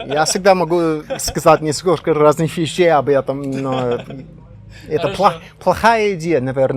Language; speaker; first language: Russian; non-native, learner; English